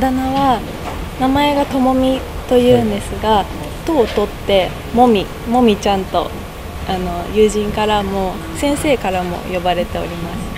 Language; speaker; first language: Japanese; native; Japanese